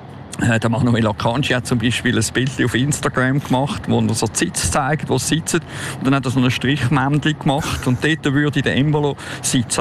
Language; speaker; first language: German; native; German